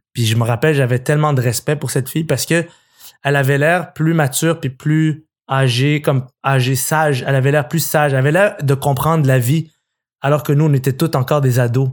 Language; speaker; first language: French; early bilingual, other home language; Arabic